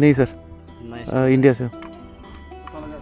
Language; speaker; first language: Hindi; non-native, local second language; Malayalam